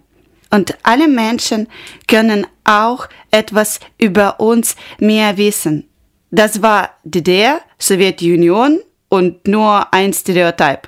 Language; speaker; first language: German; non-native, learner; Ukrainian